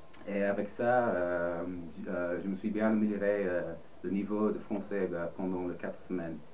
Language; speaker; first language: French; non-native, fluent; English